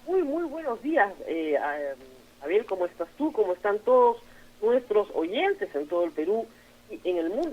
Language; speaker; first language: Spanish; native; Spanish